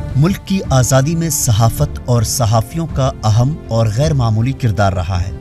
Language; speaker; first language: Urdu; native; Urdu